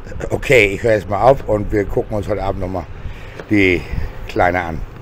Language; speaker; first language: German; native; German